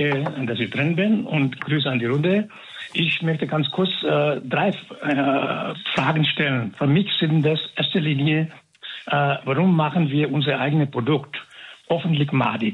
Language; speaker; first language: German; non-native, fluent; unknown